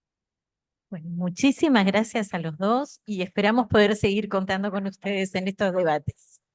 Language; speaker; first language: Spanish; native; Spanish